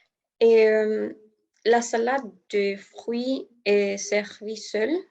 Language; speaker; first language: French; non-native, learner; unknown